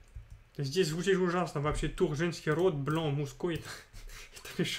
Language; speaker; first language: Russian; non-native, fluent; French